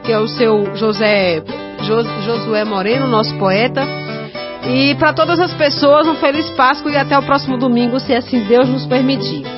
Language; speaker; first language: Portuguese; native; Portuguese